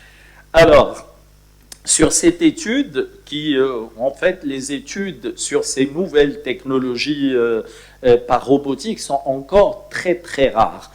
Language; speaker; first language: French; non-native, local second language; Arabic